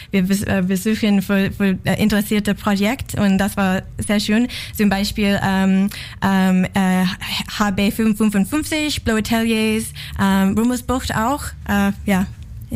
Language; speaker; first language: German; non-native, learner; English